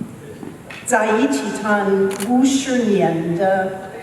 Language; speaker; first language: Chinese; non-native, learner; English